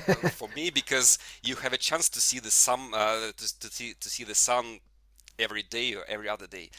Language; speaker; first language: English; non-native, fluent; Russian